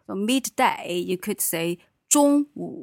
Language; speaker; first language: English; non-native, fluent; Chinese